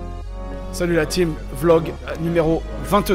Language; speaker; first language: French; native; French